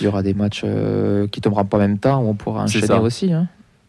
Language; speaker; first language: French; native; French